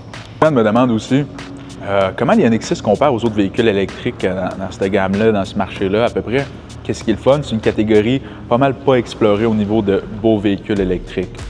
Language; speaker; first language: French; native; French